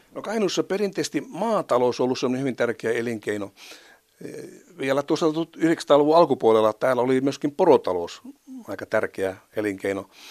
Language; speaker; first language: Finnish; native; Finnish